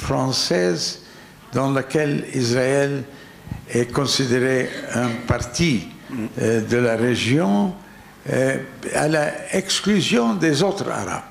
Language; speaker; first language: French; non-native, learner; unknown